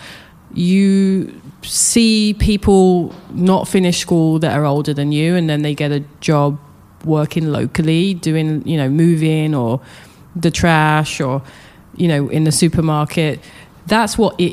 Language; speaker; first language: English; native; English